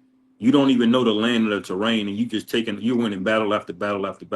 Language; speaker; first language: English; native; English